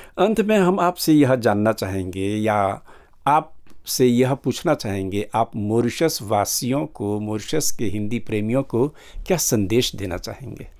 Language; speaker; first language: Hindi; early bilingual, heritage; Hindi